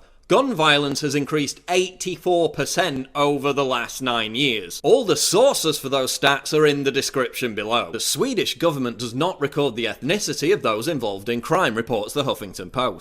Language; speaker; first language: English; native; English